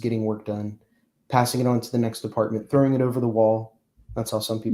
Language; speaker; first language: English; native; English